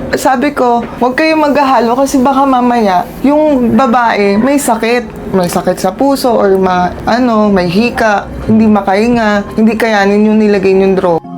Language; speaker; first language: Filipino; non-native, local second language; Cebuano